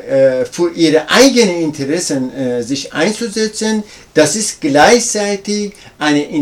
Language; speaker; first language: German; non-native, learner; Persian